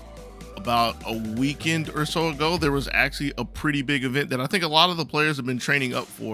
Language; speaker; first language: English; native; English